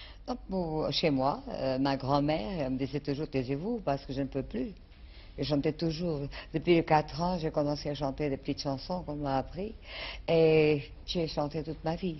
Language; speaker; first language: French; non-native, fluent; Portuguese